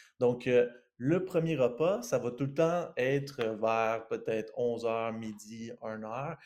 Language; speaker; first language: French; native; French